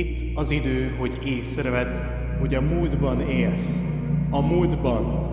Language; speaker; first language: Hungarian; native; Hungarian